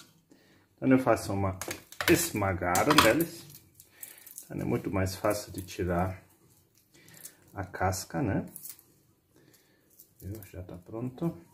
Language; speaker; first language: Portuguese; non-native, fluent; German